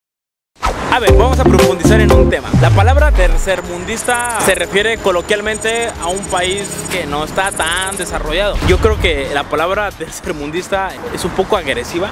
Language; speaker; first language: Spanish; native; Spanish